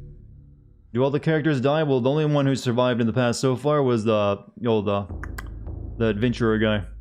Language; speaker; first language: English; native; English